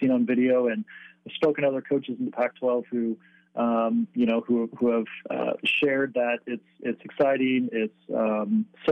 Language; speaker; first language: English; native; English